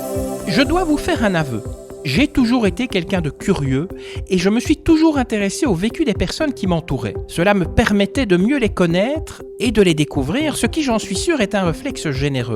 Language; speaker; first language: French; native; French